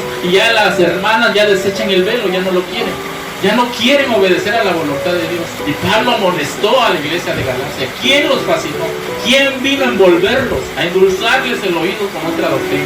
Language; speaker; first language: Spanish; native; Spanish